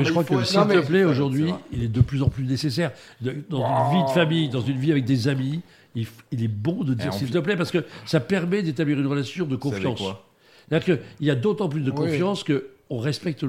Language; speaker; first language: French; native; French